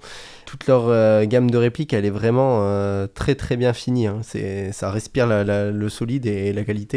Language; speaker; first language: French; native; French